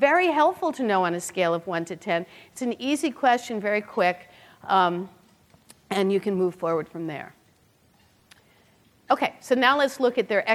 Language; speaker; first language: English; native; English